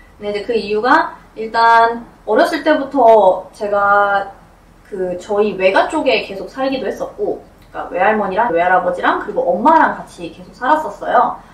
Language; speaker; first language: Korean; non-native, fluent; Russian